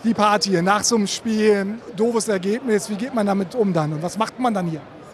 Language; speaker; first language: German; native; German